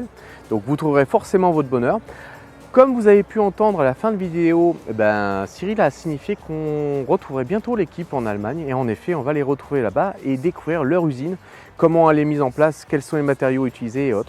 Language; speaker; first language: French; native; French